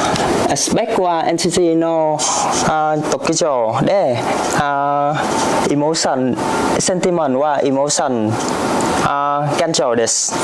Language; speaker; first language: Japanese; non-native, learner; Vietnamese